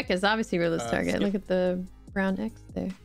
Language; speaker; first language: English; native; English